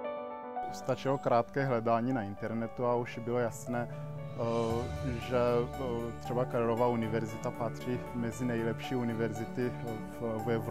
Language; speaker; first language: Czech; non-native, fluent; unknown